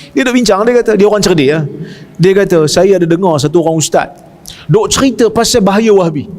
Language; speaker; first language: Malay; native; Malay